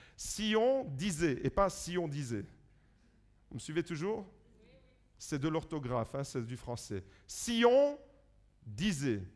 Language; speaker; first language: French; early bilingual, other home language; Italian